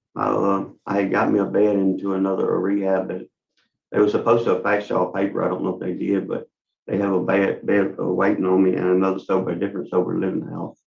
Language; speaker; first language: English; native; English